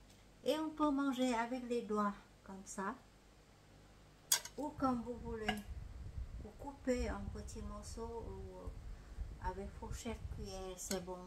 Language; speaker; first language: French; non-native, fluent; Vietnamese